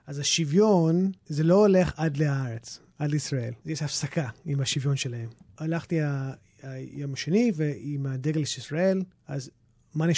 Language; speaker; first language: Hebrew; early bilingual, heritage; English